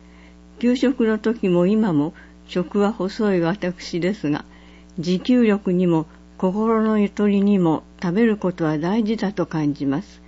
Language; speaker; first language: Japanese; native; Japanese